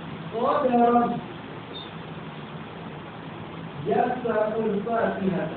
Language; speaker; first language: Arabic; non-native, fluent; Malay